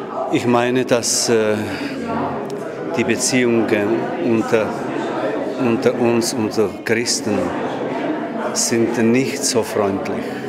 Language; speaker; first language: German; non-native, learner; Czech